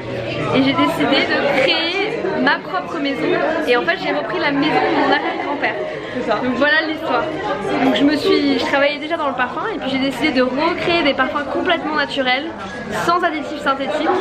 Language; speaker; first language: French; native; French